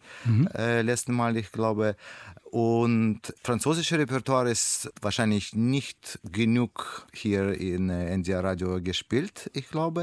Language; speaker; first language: German; non-native, learner; Russian